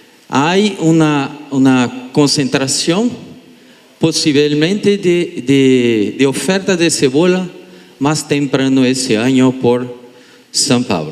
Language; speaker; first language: Spanish; non-native, learner; Portuguese